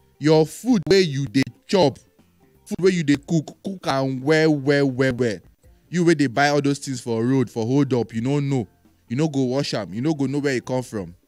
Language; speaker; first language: Nigerian Pidgin; native; Nigerian Pidgin